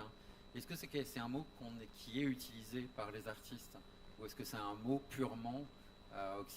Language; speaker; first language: French; native; French